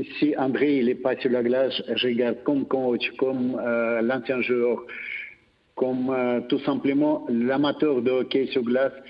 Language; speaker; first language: French; non-native, fluent; Russian